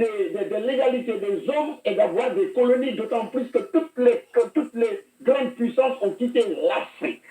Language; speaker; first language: French; non-native, local second language; Wolof